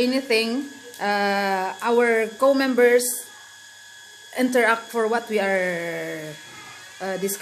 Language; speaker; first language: English; non-native, local second language; Filipino